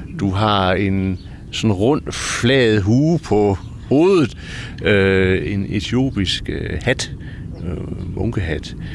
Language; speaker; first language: Danish; native; Danish